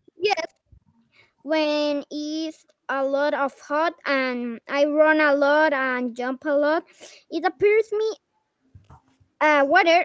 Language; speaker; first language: English; non-native, learner; Spanish